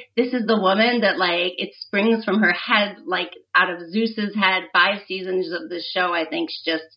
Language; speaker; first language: English; native; English